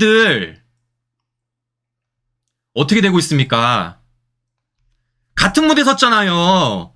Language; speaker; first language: Korean; native; Korean